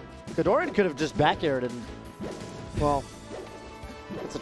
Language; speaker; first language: English; native; English